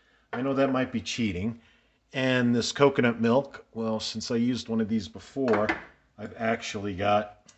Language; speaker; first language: English; native; English